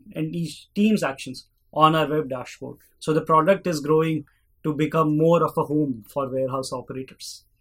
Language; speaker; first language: English; non-native, local second language; Hindi